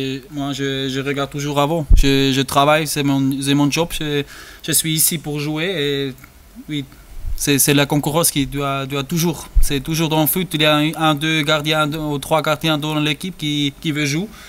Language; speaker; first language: French; non-native, learner; German